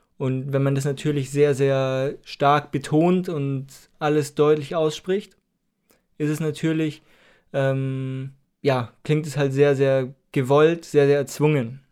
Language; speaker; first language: German; native; German